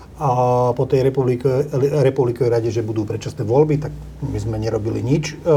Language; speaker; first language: Slovak; non-native, local second language; Hungarian